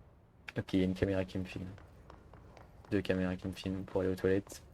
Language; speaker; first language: French; native; French